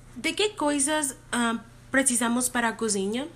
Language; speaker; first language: Portuguese; non-native, learner; Spanish